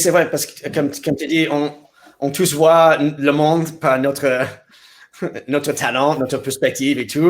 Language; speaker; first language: French; non-native, fluent; English